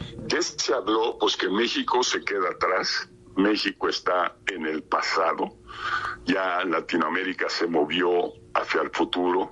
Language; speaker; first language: Spanish; native; Spanish